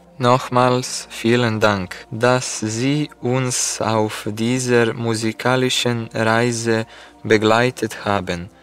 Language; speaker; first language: German; non-native, learner; Serbian